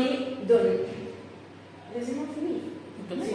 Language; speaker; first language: French; non-native, fluent; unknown